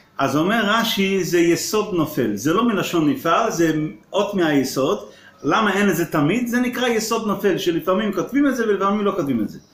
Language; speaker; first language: Hebrew; non-native, local second language; Yiddish